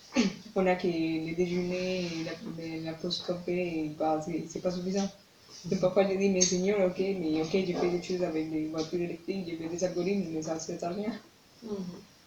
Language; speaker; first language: French; non-native, learner; Spanish